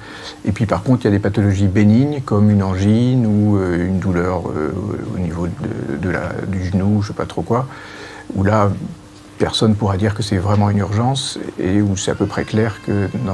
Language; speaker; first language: French; native; French